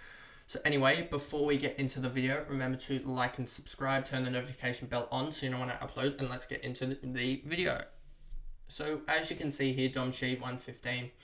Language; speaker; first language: English; native; English